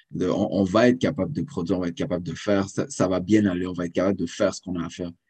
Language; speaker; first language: French; native; French